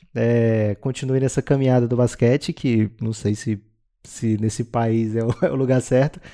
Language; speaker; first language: Portuguese; native; Portuguese